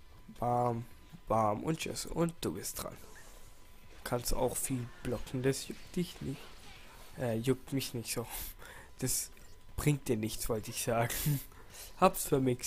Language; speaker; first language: German; native; German